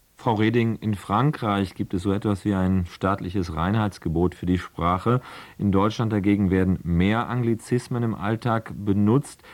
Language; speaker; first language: German; native; German